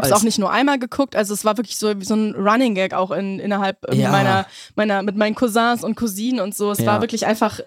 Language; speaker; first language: German; native; German